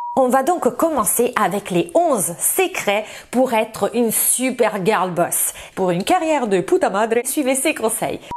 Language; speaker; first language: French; non-native, fluent; Italian